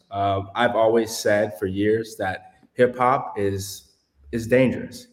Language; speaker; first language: English; native; English